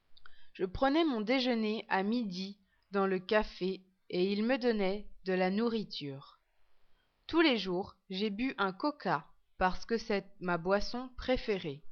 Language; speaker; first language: French; non-native, learner; English